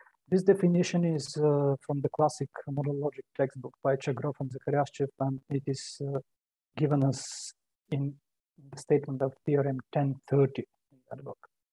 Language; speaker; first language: English; non-native, fluent; Bulgarian